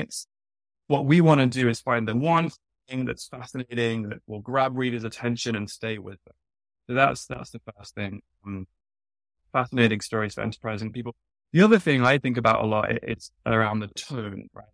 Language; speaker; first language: English; native; English